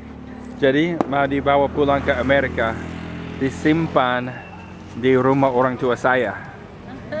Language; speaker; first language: Indonesian; non-native, fluent; English